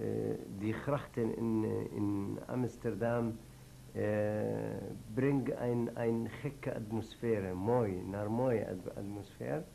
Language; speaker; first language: Dutch; non-native, learner; Arabic